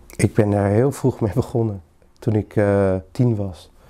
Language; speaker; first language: Dutch; early bilingual, other home language; Greek